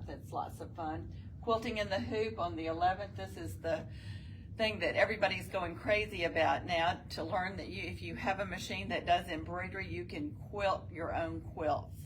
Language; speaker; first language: English; native; English